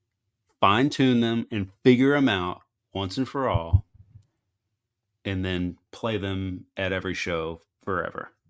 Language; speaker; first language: English; native; English